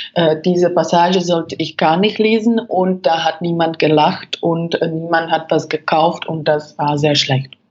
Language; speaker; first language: German; non-native, fluent; Czech